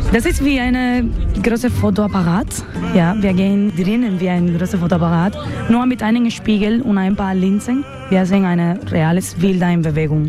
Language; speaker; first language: German; non-native, learner; Spanish